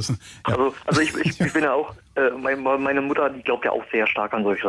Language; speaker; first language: German; native; German